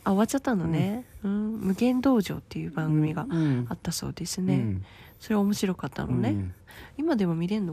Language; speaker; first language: Japanese; native; Japanese